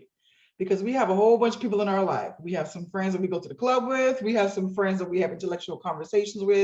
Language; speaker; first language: English; native; English